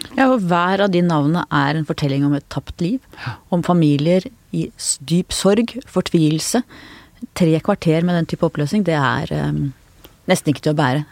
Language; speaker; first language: Norwegian; native; Norwegian